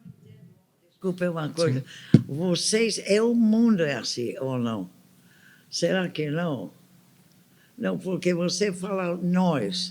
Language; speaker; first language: Portuguese; non-native, fluent; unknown